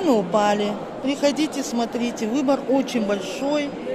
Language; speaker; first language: Russian; non-native, local second language; Kazakh